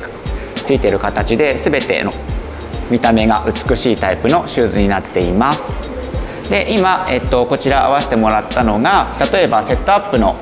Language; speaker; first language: Japanese; native; Japanese